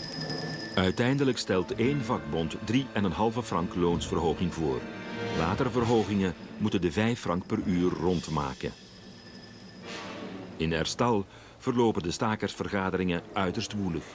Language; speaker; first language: Dutch; native; Dutch